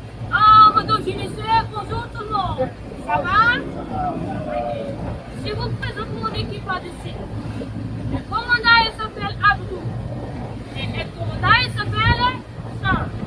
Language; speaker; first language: French; non-native, learner; Malagasy